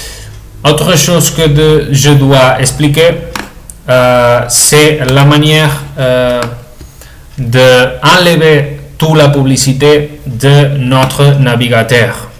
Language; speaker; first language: French; non-native, learner; Spanish